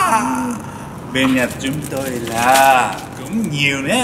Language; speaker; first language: Vietnamese; non-native, learner; Japanese